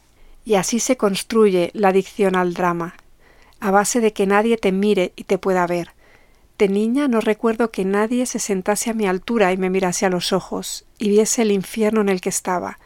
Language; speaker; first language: Spanish; native; Spanish